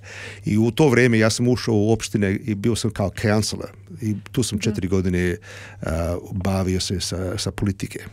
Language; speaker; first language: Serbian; early bilingual, heritage; Serbian